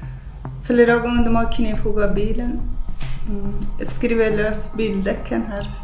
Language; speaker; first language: Swedish; non-native, fluent; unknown